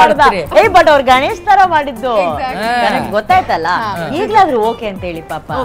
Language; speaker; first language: Kannada; native; Kannada